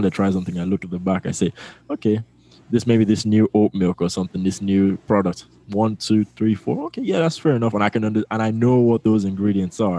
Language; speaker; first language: English; non-native, local second language; Yoruba